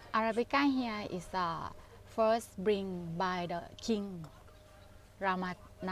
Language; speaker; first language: English; non-native, learner; Thai